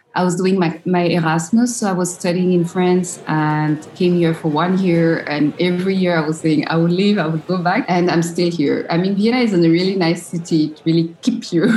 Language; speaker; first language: English; non-native, fluent; French